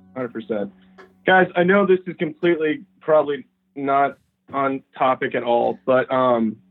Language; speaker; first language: English; native; English